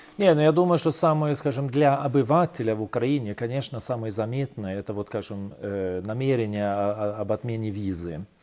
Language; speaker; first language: Russian; non-native, fluent; Swedish